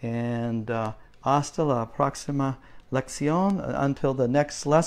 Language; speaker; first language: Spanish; non-native, learner; English